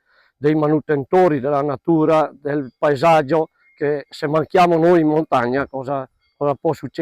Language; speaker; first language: Italian; non-native, local second language; Venetian